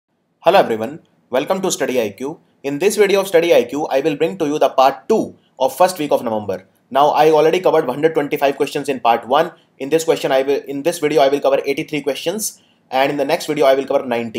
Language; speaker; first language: English; non-native, local second language; Hindi